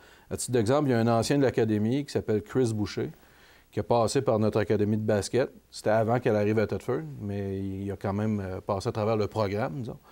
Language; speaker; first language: French; native; French